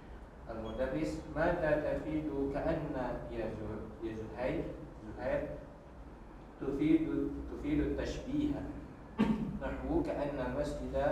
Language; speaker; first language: Arabic; non-native, learner; Indonesian